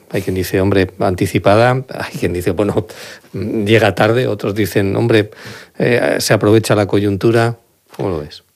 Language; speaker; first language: Spanish; native; Spanish